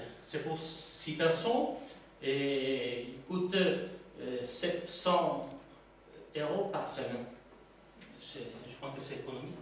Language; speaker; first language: French; non-native, learner; Spanish